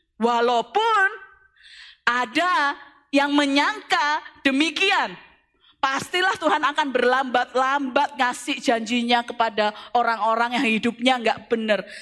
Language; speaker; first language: Indonesian; native; Indonesian